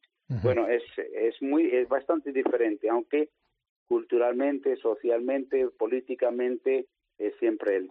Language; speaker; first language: Spanish; native; Spanish